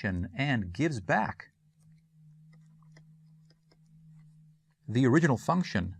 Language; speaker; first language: English; native; English